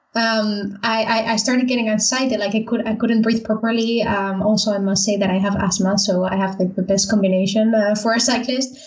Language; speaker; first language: English; non-native, fluent; Spanish